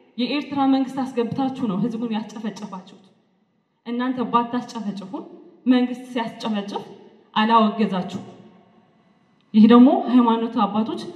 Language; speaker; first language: Amharic; non-native, local second language; Tigrinya